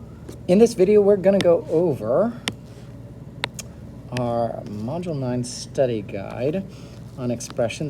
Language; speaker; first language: English; native; English